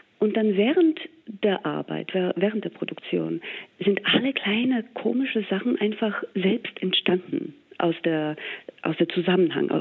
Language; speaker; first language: German; non-native, fluent; English